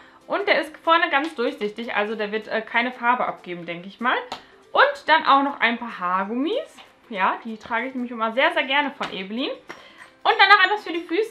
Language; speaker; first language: German; native; German